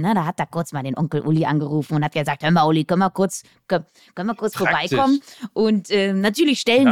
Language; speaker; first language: German; native; German